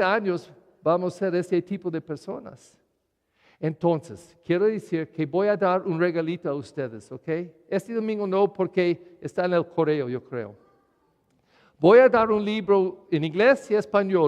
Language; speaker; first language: Spanish; non-native, learner; English